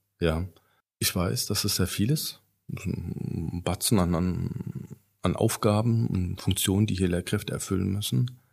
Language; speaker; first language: German; early bilingual, other home language; Turkish